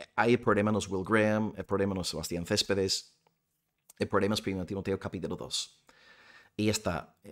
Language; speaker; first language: Spanish; non-native, fluent; English